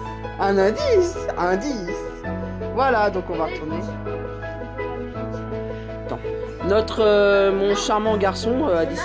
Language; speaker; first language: French; native; French